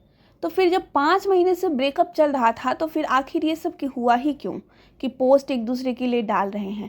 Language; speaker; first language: Hindi; native; Hindi